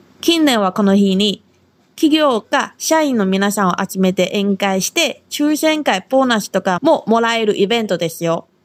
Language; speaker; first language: Japanese; non-native, fluent; Chinese